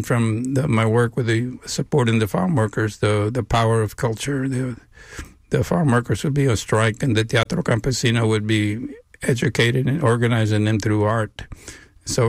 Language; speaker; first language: English; non-native, local second language; Spanish